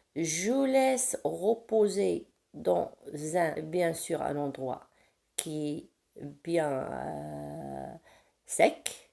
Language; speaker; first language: French; non-native, local second language; Arabic